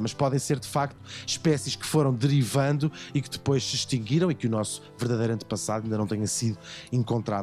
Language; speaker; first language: Portuguese; native; Portuguese